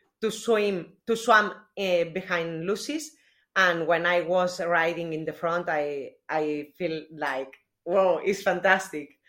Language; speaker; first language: English; non-native, learner; Spanish